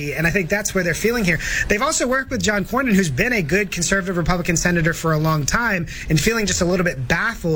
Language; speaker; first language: English; native; English